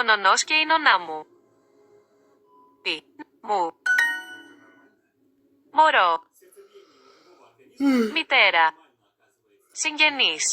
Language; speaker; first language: Greek; non-native, learner; Ukrainian